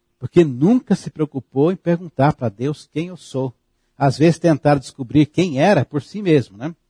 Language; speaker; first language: Portuguese; native; Portuguese